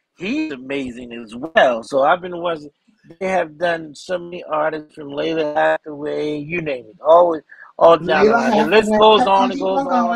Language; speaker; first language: English; native; English